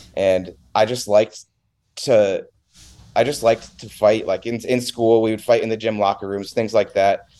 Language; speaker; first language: English; native; English